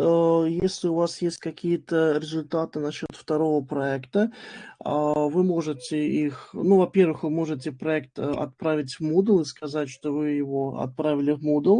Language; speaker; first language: Russian; native; Russian